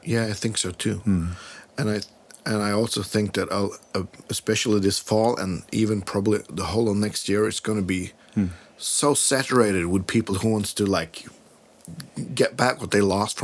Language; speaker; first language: English; non-native, fluent; Swedish